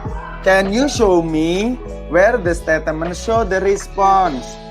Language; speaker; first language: English; non-native, fluent; Indonesian